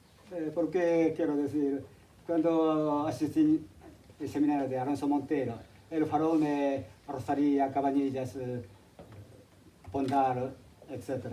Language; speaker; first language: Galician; non-native, fluent; Japanese